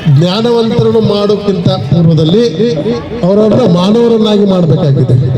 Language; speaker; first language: Kannada; non-native, local second language; Urdu